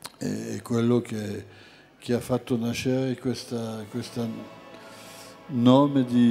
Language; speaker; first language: Italian; non-native, fluent; French